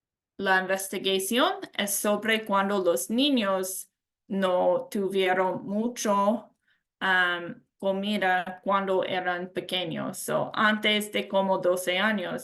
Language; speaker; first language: Spanish; non-native, learner; English